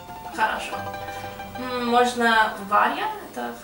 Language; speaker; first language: Russian; non-native, learner; English